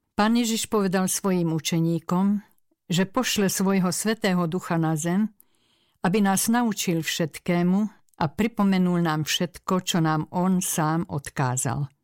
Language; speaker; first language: Slovak; early bilingual, other home language; Hungarian